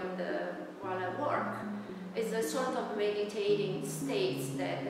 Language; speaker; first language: English; non-native, fluent; Italian